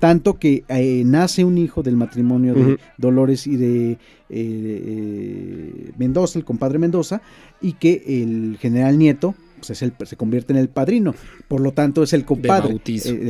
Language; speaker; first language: Spanish; native; Spanish